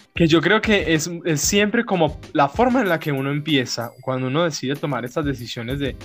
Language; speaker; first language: Spanish; native; Spanish